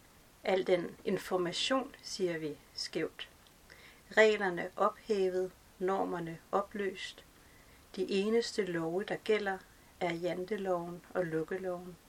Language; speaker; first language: Danish; native; Danish